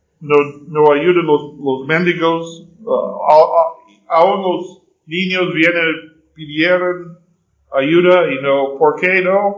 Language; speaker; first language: Spanish; non-native, fluent; English